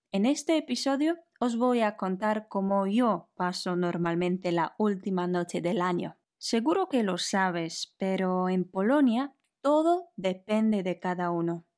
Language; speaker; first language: Spanish; non-native, fluent; Polish